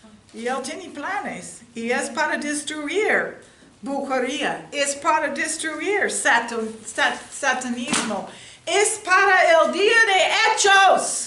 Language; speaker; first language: Spanish; non-native, learner; English